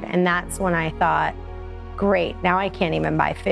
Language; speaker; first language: English; native; English